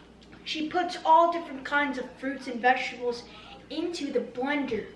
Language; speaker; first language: English; native; English